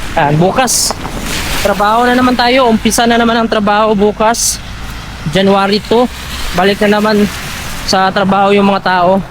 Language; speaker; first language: Filipino; non-native, local second language; Cebuano